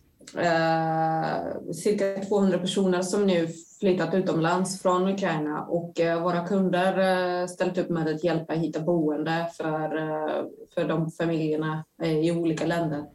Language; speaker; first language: Swedish; non-native, fluent; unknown